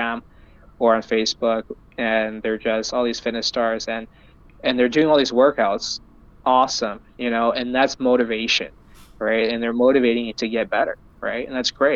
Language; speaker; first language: English; native; English